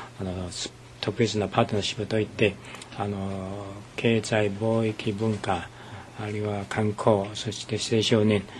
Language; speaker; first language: Japanese; non-native, fluent; Chinese